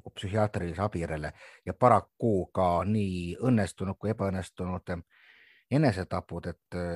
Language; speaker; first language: Estonian; native; Estonian